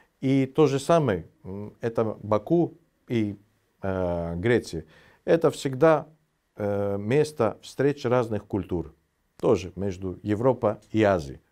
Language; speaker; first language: Russian; non-native, fluent; Greek